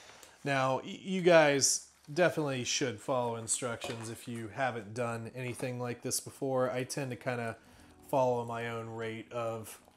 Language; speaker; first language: English; native; English